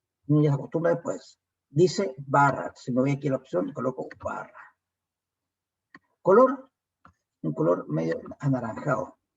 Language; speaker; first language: Spanish; native; Spanish